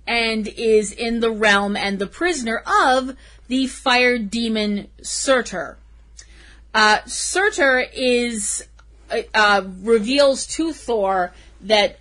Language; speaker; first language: English; native; English